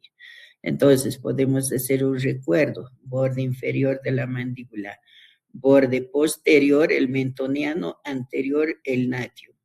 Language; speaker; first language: Spanish; native; Spanish